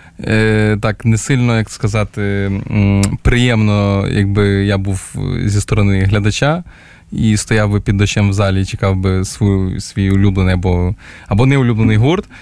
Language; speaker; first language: Ukrainian; native; Ukrainian